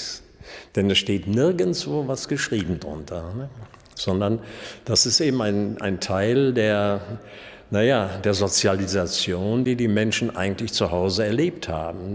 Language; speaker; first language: German; native; German